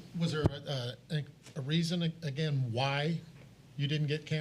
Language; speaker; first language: English; native; English